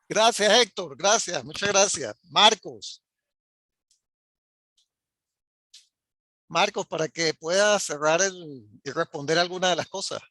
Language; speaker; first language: Spanish; native; Spanish